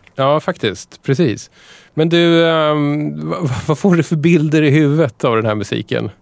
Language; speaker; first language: Swedish; native; Swedish